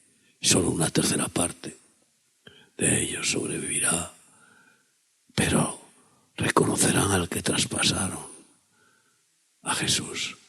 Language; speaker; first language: Spanish; native; Spanish